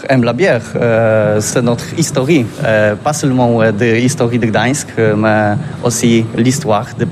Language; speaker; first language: French; non-native, learner; Polish